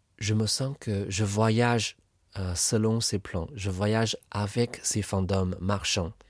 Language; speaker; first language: French; non-native, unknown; Chinese